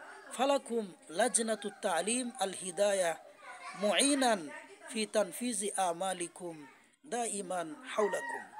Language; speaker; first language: Arabic; non-native, fluent; Bangla